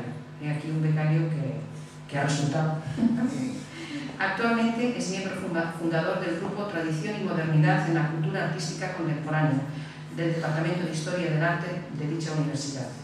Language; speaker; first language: Spanish; native; Spanish